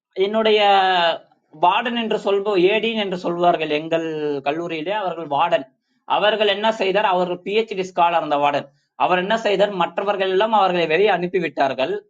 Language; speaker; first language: Tamil; non-native, local second language; Urdu